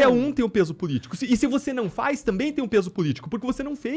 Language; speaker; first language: Portuguese; native; Portuguese